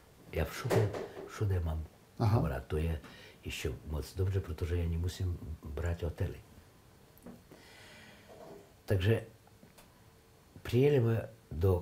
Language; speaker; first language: Czech; non-native, learner; Russian